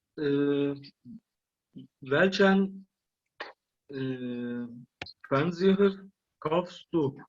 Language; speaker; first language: German; non-native, learner; Turkish